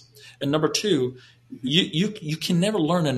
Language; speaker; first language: English; native; English